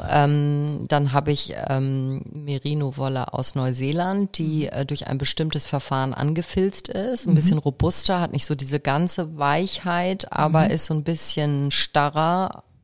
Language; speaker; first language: German; native; German